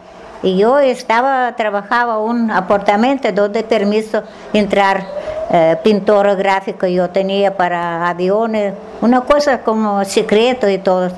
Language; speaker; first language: Spanish; non-native, learner; Russian